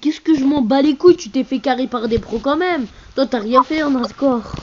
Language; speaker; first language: French; native; French